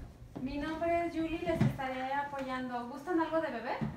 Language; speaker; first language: Spanish; early bilingual, other home language; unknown